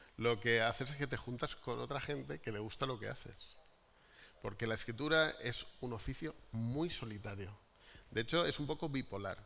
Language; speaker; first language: Spanish; native; Spanish